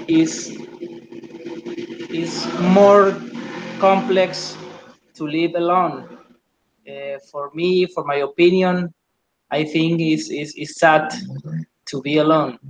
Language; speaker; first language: English; non-native, learner; Spanish